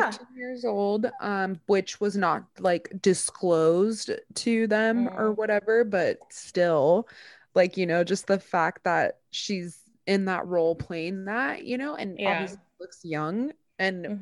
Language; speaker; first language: English; early bilingual, other home language; Spanish